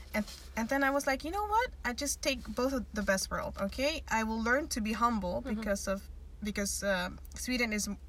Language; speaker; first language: English; non-native, fluent; Dutch